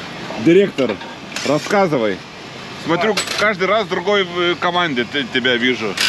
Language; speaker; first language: Russian; non-native, fluent; Lithuanian